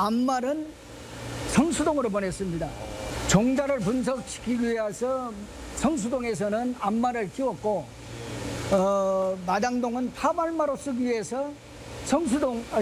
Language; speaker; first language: Korean; native; Korean